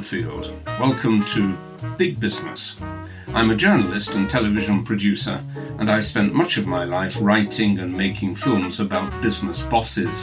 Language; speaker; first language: English; native; English